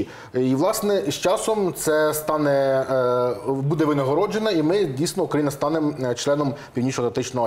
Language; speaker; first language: Ukrainian; native; Ukrainian